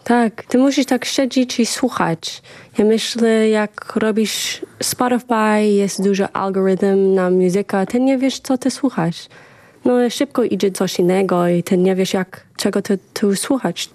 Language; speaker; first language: Polish; early bilingual, heritage; English